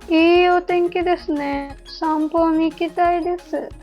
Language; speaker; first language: Japanese; non-native, learner; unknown